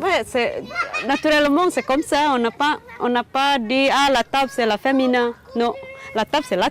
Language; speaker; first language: French; non-native, learner; Indonesian